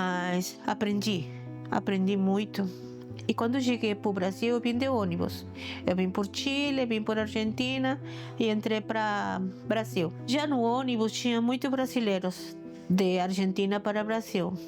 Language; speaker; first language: Portuguese; non-native, fluent; Spanish